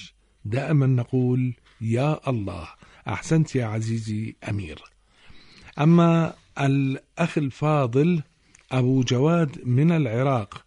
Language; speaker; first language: Arabic; native; Arabic